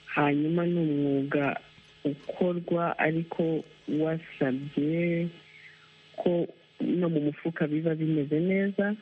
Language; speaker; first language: Kinyarwanda; native; Kinyarwanda